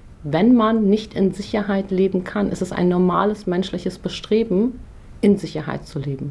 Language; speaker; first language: German; early bilingual, other home language; Persian